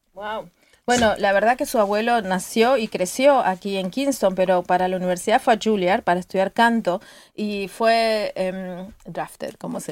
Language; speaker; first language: Spanish; native; Spanish